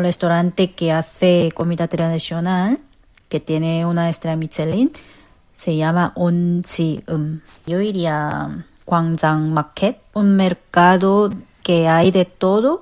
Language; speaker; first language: Spanish; non-native, fluent; Korean